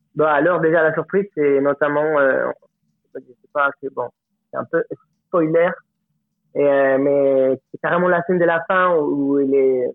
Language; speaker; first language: French; non-native, fluent; Spanish